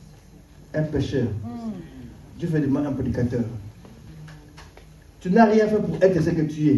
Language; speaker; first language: French; non-native, local second language; Lingala